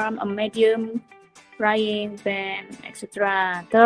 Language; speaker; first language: English; non-native, learner; Indonesian